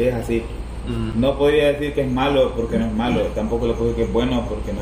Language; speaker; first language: Spanish; native; Spanish